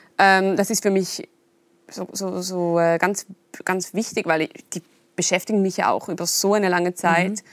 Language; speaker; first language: German; native; German